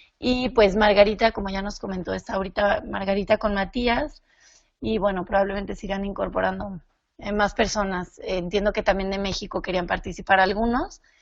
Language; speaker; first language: Spanish; native; Spanish